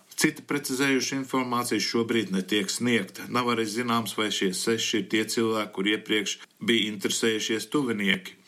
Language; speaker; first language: Latvian; early bilingual, heritage; Latvian